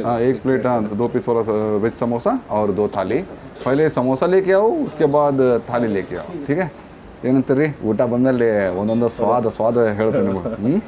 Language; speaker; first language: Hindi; non-native, local second language; Kannada